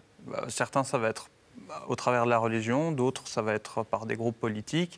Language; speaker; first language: French; native; French